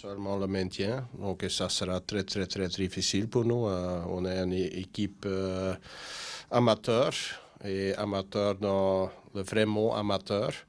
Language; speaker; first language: French; non-native, learner; Dutch